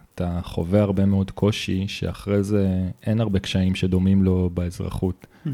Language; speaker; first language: Hebrew; native; Hebrew